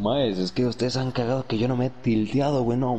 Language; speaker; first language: Spanish; native; Spanish